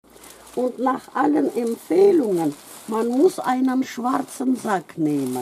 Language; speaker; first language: German; non-native, fluent; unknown